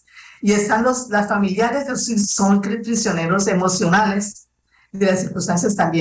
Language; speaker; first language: Spanish; native; Spanish